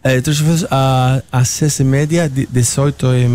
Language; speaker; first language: Portuguese; non-native, learner; Spanish